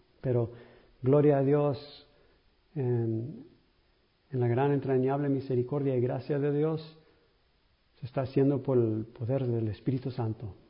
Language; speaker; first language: Spanish; early bilingual, other home language; English